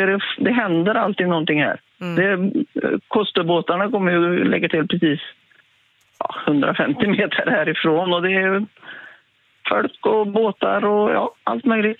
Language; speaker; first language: Swedish; native; Swedish